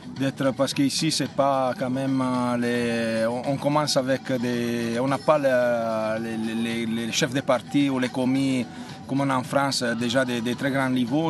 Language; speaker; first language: French; non-native, fluent; Italian